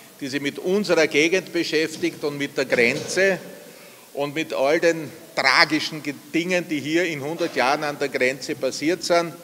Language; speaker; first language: German; native; German